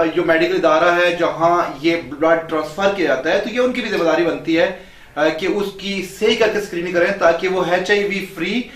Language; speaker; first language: Urdu; non-native, local second language; Pahari-Potwari